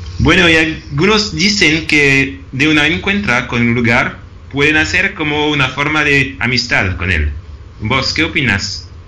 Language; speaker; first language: Spanish; non-native, fluent; French